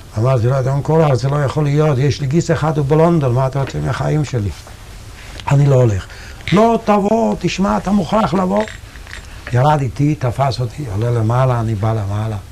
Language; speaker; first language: Hebrew; non-native, fluent; Yiddish